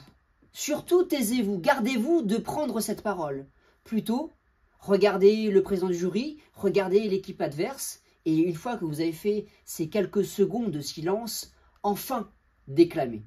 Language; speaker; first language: French; native; French